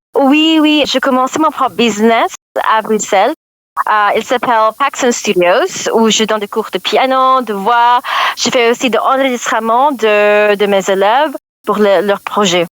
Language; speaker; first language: French; non-native, learner; English